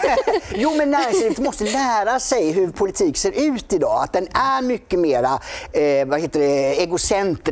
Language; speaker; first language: Swedish; native; Swedish